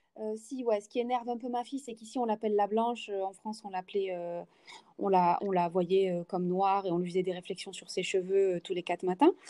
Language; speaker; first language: French; native; French